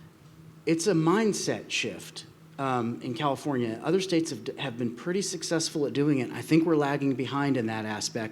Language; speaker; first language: English; native; English